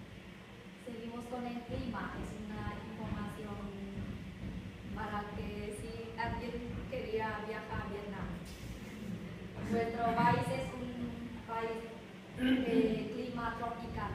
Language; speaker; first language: Spanish; non-native, learner; Vietnamese